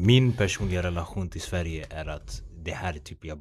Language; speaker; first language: Swedish; early bilingual, other home language; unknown